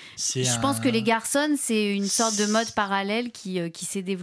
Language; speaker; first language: French; native; French